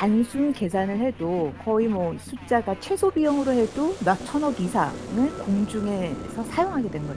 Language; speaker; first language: Korean; native; Korean